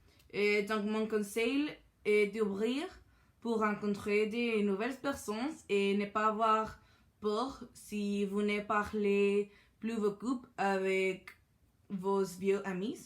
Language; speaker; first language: French; non-native, learner; Spanish